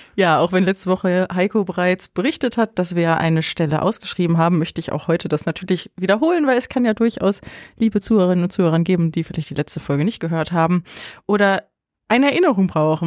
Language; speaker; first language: German; native; German